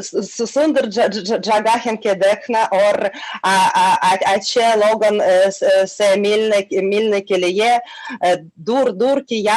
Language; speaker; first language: Hindi; non-native, learner; Russian